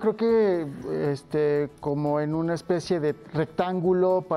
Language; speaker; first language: Spanish; native; Spanish